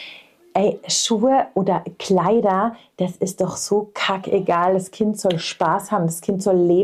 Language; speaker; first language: German; native; German